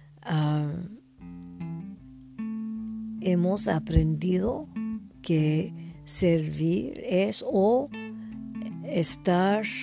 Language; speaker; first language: Spanish; non-native, learner; English